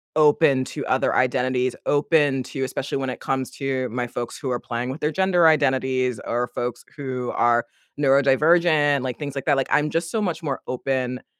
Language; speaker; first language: English; native; English